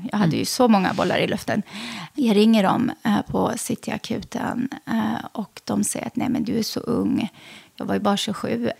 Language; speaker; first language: Swedish; early bilingual, other home language; Arabic